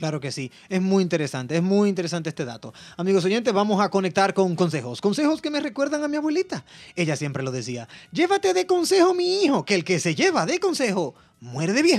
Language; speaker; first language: Spanish; native; Spanish